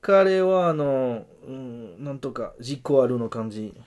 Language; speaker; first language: Japanese; non-native, learner; French